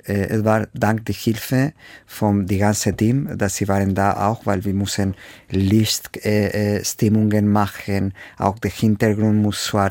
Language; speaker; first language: German; non-native, fluent; Spanish